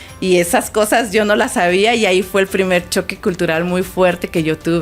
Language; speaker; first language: Spanish; native; Spanish